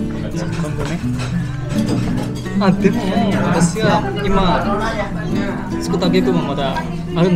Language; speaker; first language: Japanese; non-native, fluent; Indonesian